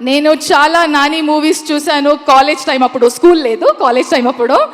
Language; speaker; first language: Telugu; non-native, learner; Kannada